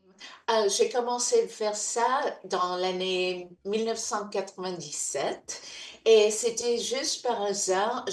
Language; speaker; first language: French; non-native, fluent; English